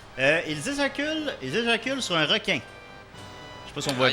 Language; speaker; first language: French; native; French